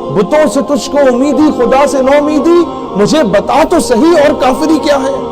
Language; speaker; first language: Urdu; non-native, local second language; Punjabi